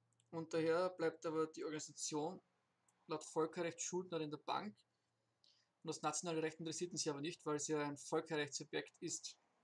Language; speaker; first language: German; native; German